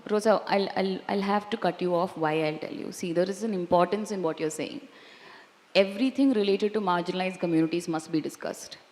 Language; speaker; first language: English; non-native, local second language; Malayalam